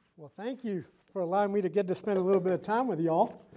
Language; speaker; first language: English; early bilingual, other home language; Spanish